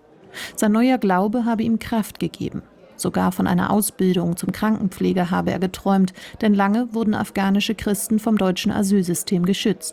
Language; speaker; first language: German; native; German